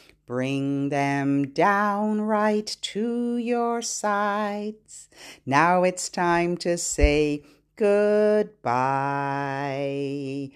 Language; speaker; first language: English; native; English